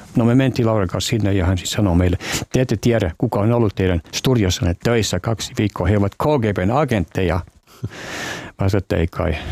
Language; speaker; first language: Finnish; native; Finnish